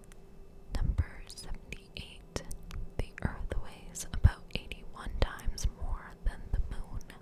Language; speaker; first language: English; native; English